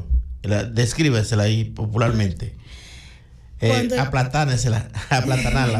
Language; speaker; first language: Spanish; native; Spanish